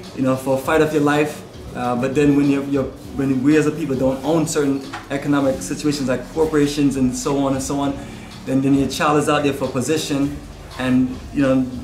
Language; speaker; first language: English; native; English